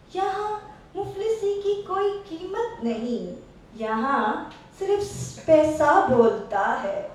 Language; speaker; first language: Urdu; non-native, local second language; Saraiki